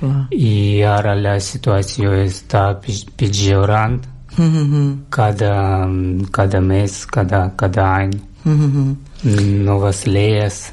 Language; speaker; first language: Catalan; non-native, learner; Russian